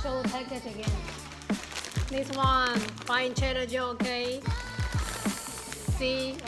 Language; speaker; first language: English; non-native, learner; Chinese